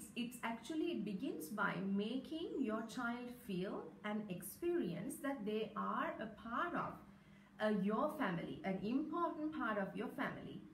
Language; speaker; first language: English; non-native, local second language; Sinhala